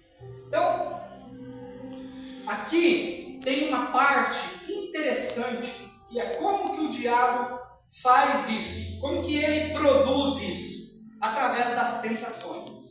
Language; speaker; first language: Portuguese; native; Portuguese